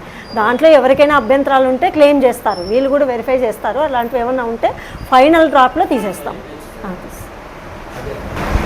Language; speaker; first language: Telugu; native; Telugu